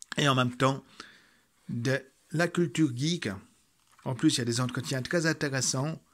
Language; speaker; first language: French; native; French